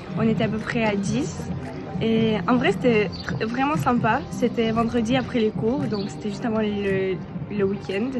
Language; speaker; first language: French; non-native, fluent; Ukrainian